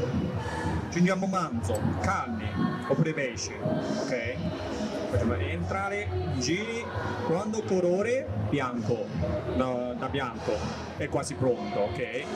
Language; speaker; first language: Italian; non-native, learner; Chinese